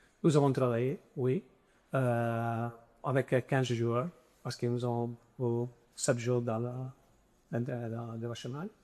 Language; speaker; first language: French; non-native, fluent; Italian